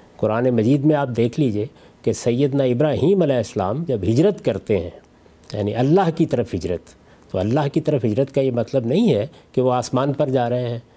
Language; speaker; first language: Urdu; non-native, local second language; Punjabi